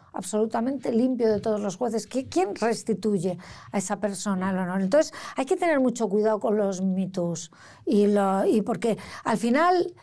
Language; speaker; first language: Spanish; native; Spanish